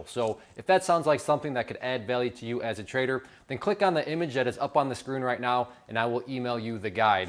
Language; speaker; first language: English; native; English